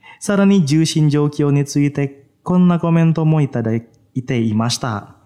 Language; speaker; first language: Japanese; non-native, fluent; Indonesian